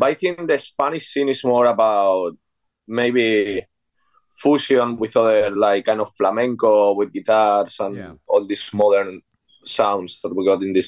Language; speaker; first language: English; non-native, fluent; Spanish